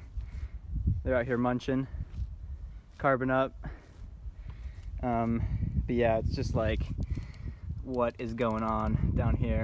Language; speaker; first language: English; native; English